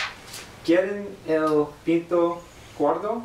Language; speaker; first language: Spanish; non-native, learner; English